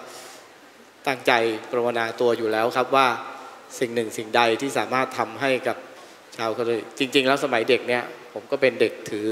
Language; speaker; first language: Thai; native; Thai